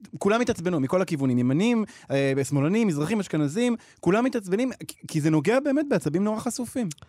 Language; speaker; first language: Hebrew; native; Hebrew